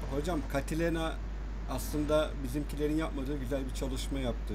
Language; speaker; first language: Turkish; native; Turkish